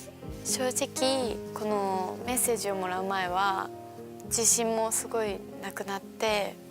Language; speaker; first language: Japanese; native; Japanese